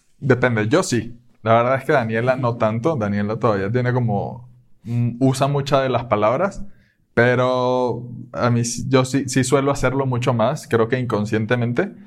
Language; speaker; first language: Spanish; native; Spanish